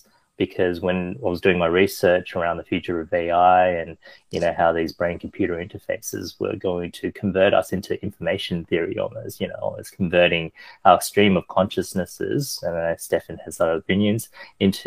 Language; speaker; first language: English; early bilingual, other home language; Chinese